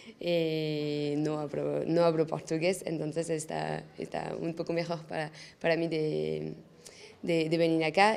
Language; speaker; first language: Spanish; non-native, learner; French